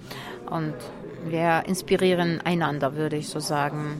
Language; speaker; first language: German; non-native, fluent; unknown